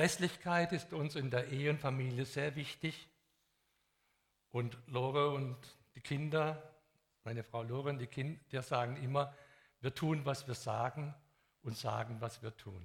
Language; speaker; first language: German; native; German